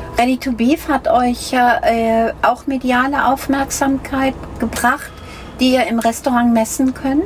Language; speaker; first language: German; native; German